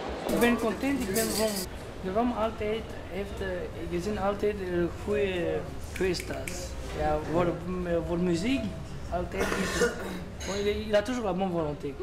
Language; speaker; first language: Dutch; non-native, local second language; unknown